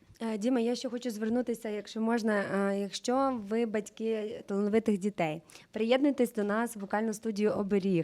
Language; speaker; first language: Ukrainian; native; Ukrainian